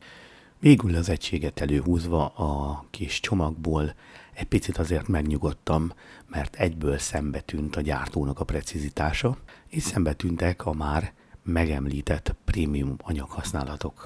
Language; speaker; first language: Hungarian; native; Hungarian